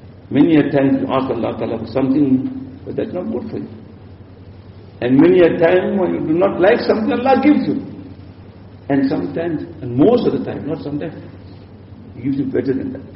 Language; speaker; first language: English; native; English